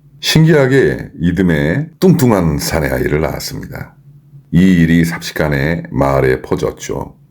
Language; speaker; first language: Korean; native; Korean